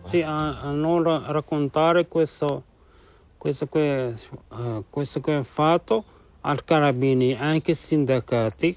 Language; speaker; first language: Italian; non-native, learner; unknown